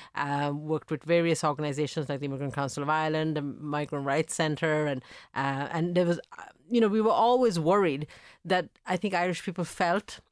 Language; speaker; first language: English; early bilingual, other home language; Italian